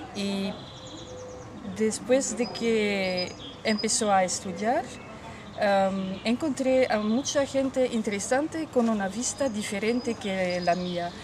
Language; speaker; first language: Spanish; non-native, learner; Dutch